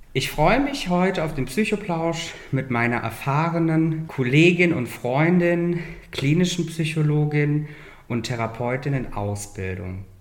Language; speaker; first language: German; native; German